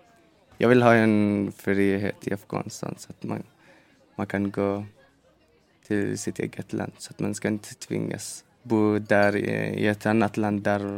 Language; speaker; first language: Swedish; non-native, learner; Persian